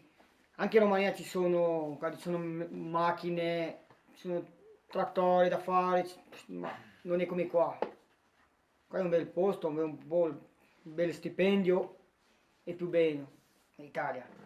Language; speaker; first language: Italian; non-native, learner; Romanian